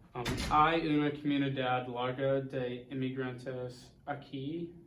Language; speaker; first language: Spanish; non-native, learner; English